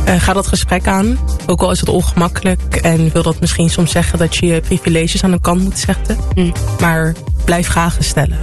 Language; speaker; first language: Dutch; native; Dutch